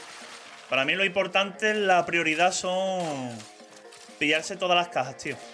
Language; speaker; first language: Spanish; native; Spanish